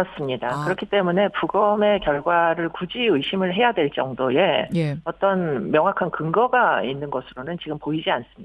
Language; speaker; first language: Korean; native; Korean